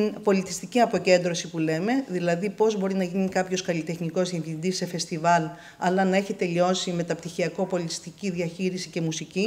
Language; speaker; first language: Greek; native; Greek